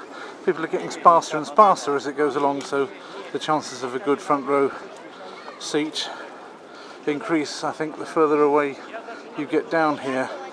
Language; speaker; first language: English; native; English